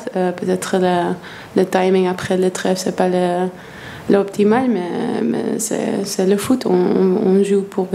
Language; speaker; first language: French; non-native, fluent; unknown